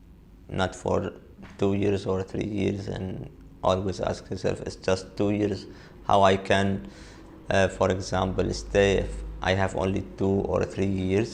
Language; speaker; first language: English; non-native, learner; Arabic